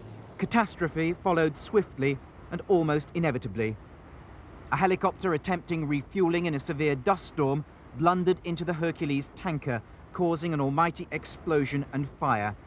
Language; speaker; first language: English; native; English